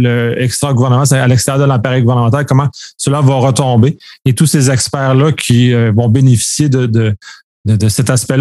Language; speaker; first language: French; native; French